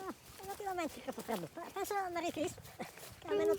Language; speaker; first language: Italian; native; Italian